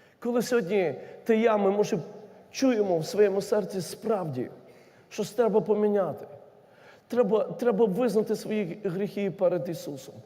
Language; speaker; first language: Ukrainian; native; Ukrainian